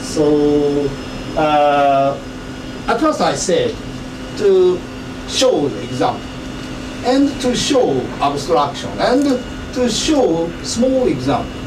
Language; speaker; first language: English; non-native, fluent; Japanese